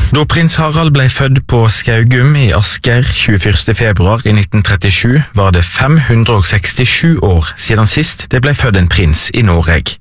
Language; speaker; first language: Norwegian; native; Norwegian